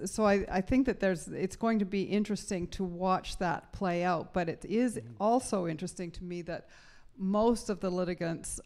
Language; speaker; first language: English; native; English